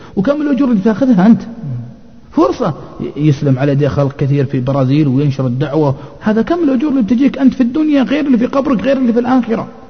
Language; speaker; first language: Arabic; native; Arabic